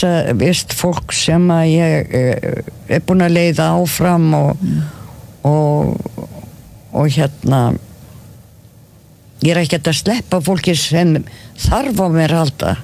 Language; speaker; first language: Icelandic; non-native, fluent; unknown